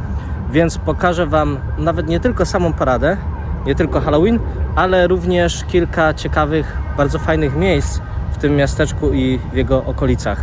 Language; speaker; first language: Polish; native; Polish